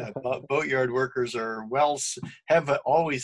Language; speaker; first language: English; native; English